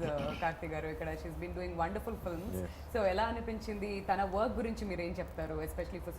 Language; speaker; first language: Telugu; native; Telugu